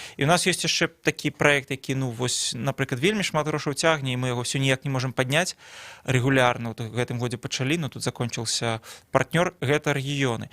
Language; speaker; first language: Belarusian; non-native, local second language; Russian